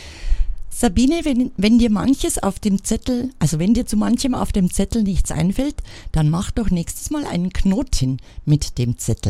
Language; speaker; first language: German; native; German